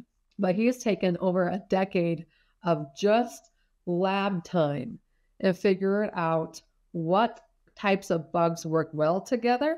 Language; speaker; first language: English; native; English